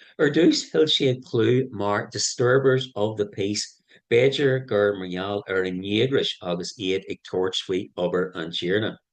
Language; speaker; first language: Irish; non-native, local second language; English